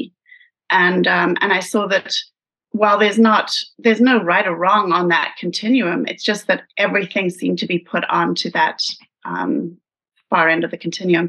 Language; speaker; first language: English; native; English